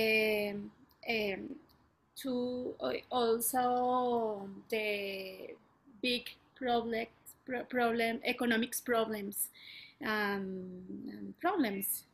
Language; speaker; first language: English; non-native, learner; Spanish